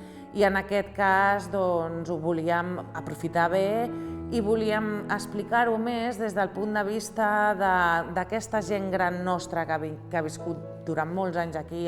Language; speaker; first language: Catalan; native; Catalan